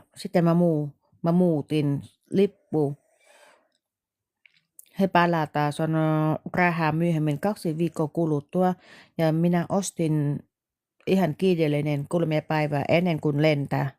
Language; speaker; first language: Finnish; non-native, learner; Vietnamese